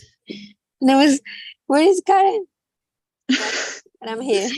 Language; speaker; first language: English; non-native, learner; Spanish